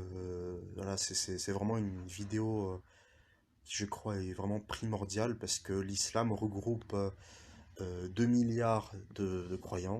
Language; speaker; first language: French; early bilingual, other home language; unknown